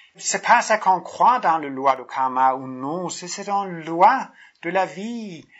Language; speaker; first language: French; non-native, fluent; Danish